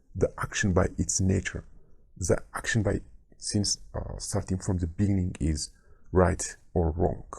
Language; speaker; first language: English; non-native, local second language; Amharic